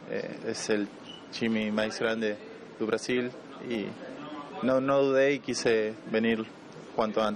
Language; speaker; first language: Portuguese; non-native, learner; Spanish